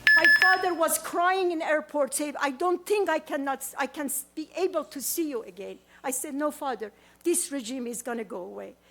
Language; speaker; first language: English; non-native, learner; Persian